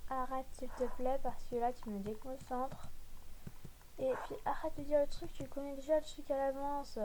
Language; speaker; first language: French; native; French